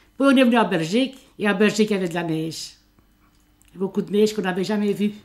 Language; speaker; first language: French; early bilingual, other home language; Italian